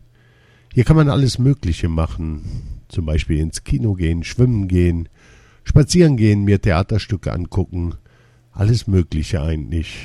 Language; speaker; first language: German; early bilingual, other home language; Turkish